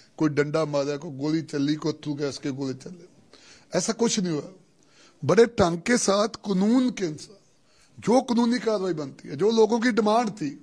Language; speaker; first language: Hindi; non-native, local second language; Punjabi